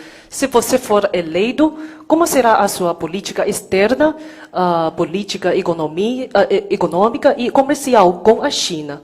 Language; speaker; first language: Portuguese; non-native, fluent; Chinese